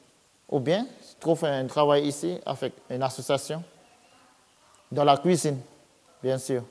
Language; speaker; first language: French; non-native, learner; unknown